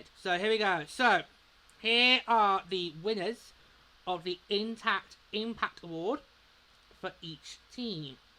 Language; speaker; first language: English; native; English